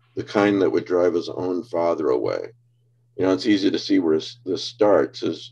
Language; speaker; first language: English; native; English